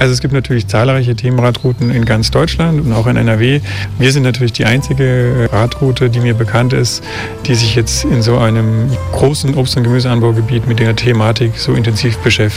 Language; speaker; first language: German; native; German